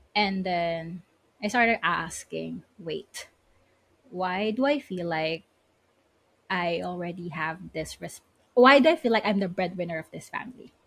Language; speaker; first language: English; non-native, local second language; Filipino